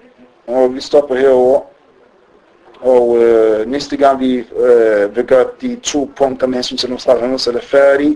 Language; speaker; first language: Danish; early bilingual, other home language; Arabic